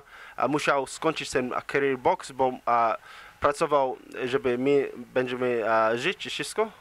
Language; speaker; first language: Polish; early bilingual, heritage; English